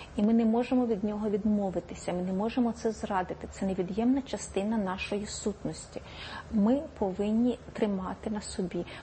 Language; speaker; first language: Ukrainian; native; Ukrainian